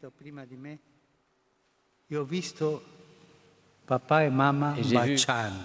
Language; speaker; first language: Italian; non-native, fluent; Spanish